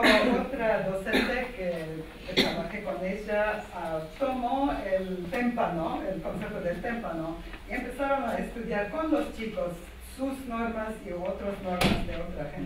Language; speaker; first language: Spanish; non-native, fluent; Armenian